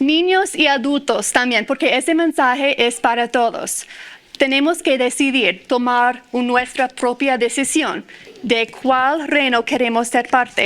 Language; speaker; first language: Spanish; non-native, fluent; English